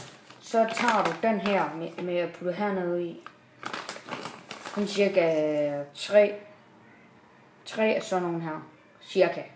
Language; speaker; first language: Danish; native; Danish